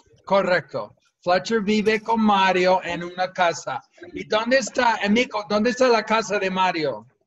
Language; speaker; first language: Spanish; non-native, fluent; English